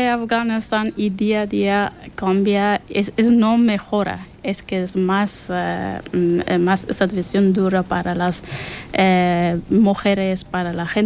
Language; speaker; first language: Spanish; non-native, learner; Persian